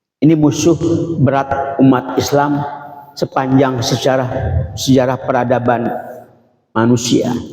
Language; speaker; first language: Indonesian; native; Indonesian